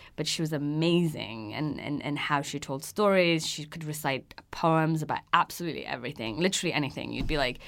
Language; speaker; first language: English; early bilingual, other home language; Persian